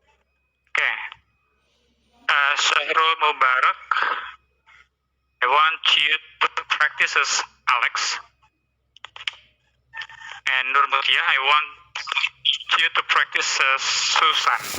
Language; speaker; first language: English; non-native, fluent; Indonesian